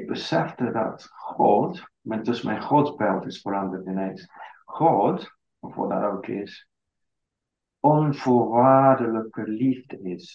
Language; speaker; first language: Dutch; non-native, fluent; English